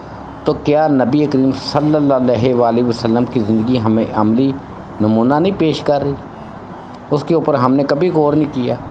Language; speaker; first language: Urdu; native; Urdu